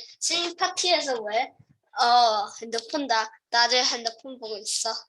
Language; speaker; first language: Korean; early bilingual, heritage; Chinese